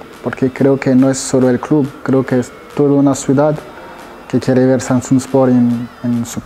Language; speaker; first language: Spanish; non-native, fluent; French